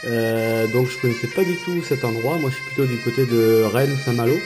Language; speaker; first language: French; native; French